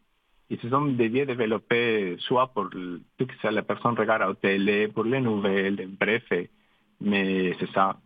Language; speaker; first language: French; non-native, fluent; Spanish